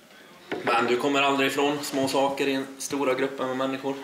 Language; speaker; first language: Swedish; non-native, learner; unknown